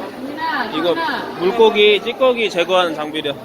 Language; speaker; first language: Korean; native; Korean